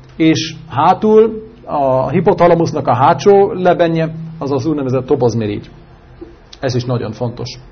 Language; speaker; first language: Hungarian; non-native, fluent; German